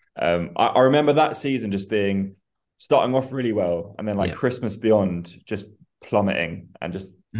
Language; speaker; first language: English; early bilingual, other home language; Persian